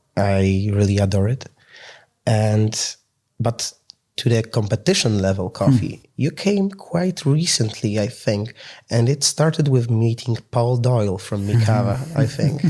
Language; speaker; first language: English; non-native, fluent; Polish